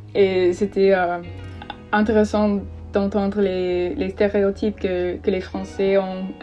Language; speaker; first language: French; non-native, fluent; English